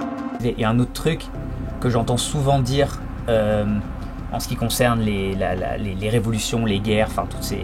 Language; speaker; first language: French; native; French